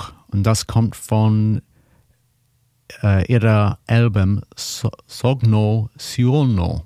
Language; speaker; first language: German; non-native, learner; English